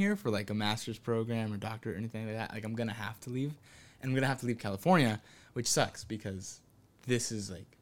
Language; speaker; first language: English; native; English